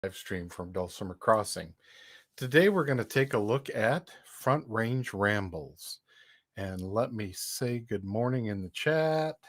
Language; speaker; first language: English; native; English